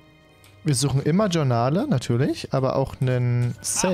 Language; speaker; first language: German; native; German